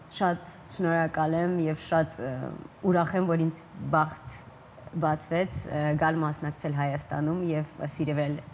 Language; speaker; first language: Armenian; early bilingual, heritage; Armenian